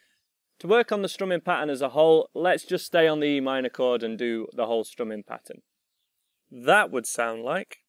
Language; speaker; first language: English; native; English